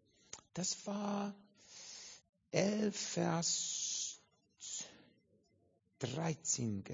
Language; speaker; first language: German; non-native, learner; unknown